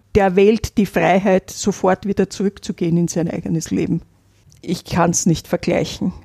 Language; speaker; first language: German; native; German